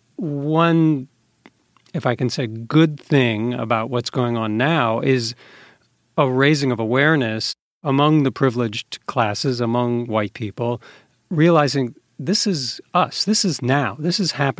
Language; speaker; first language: English; native; English